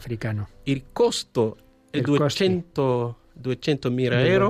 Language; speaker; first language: Spanish; non-native, learner; Italian